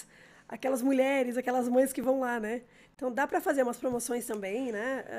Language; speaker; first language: Portuguese; native; Portuguese